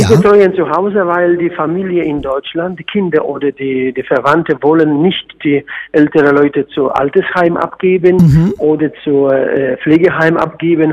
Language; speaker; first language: German; non-native, fluent; Polish